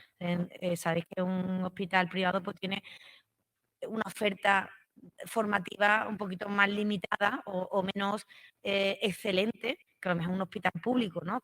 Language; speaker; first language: Spanish; native; Spanish